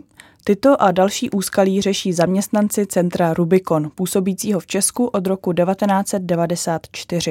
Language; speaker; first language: Czech; native; Czech